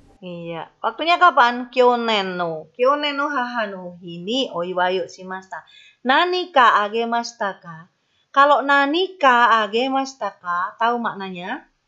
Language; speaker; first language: Japanese; non-native, fluent; Indonesian